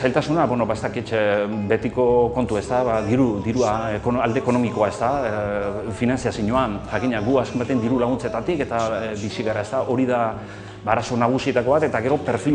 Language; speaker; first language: Basque; native; Basque